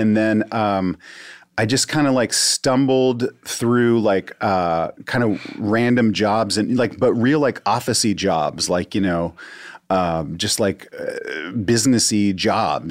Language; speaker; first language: English; native; English